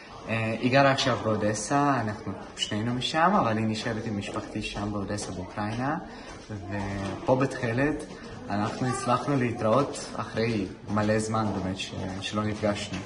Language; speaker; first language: Hebrew; non-native, fluent; Russian